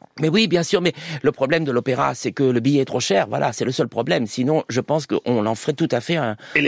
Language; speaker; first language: French; native; French